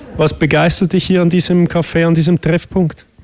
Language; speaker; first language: German; native; German